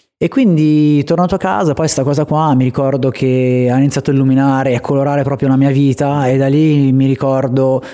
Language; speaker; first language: Italian; native; Italian